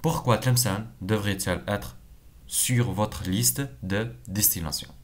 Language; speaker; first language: French; non-native, local second language; Arabic